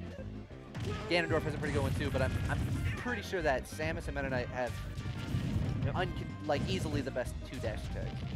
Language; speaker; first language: English; native; English